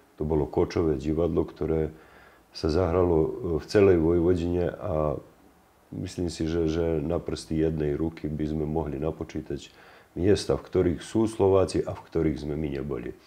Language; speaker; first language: Slovak; native; Slovak